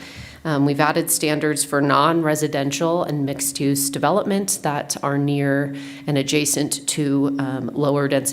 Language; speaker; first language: English; native; English